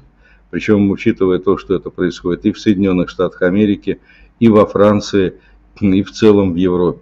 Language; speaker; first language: Russian; native; Russian